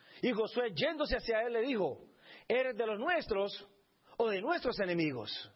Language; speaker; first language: Spanish; native; Spanish